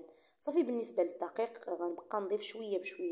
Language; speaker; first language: Arabic; native; Arabic